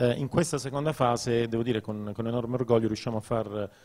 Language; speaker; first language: Italian; native; Italian